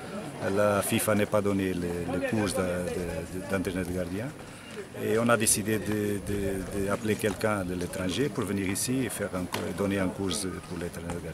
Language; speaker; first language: French; non-native, fluent; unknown